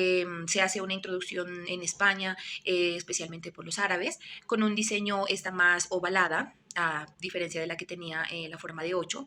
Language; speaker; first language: Spanish; native; Spanish